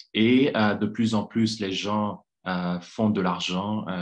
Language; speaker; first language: French; non-native, local second language; Kinyarwanda